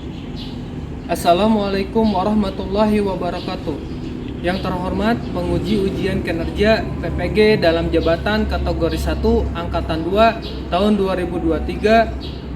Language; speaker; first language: Indonesian; non-native, local second language; Sundanese